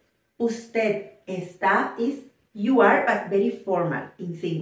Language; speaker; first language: English; non-native, fluent; Spanish